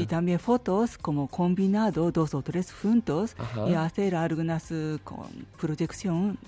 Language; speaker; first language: Spanish; non-native, learner; Japanese